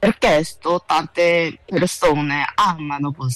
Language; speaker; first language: Italian; non-native, learner; Korean